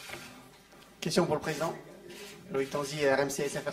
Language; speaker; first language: French; native; French